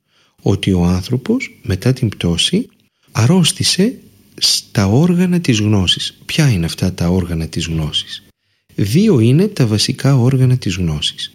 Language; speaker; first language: Greek; native; Greek